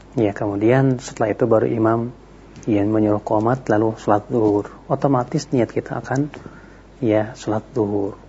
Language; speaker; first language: Indonesian; native; Indonesian